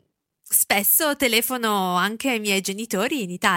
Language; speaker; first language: Italian; non-native, learner; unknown